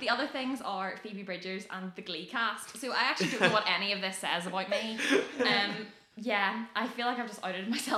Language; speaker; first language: English; native; English